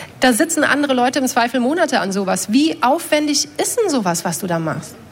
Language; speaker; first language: German; native; German